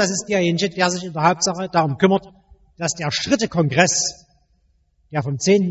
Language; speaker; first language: German; native; German